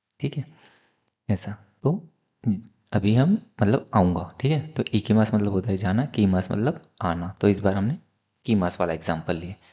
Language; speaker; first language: Hindi; native; Hindi